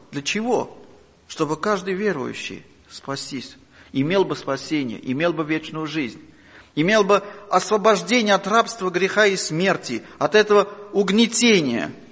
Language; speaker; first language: Russian; non-native, local second language; Armenian